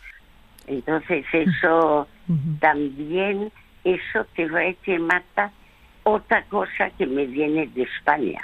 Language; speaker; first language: Spanish; early bilingual, other home language; French